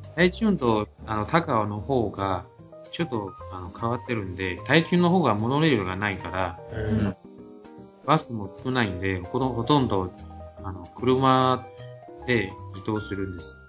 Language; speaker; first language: Japanese; non-native, fluent; Chinese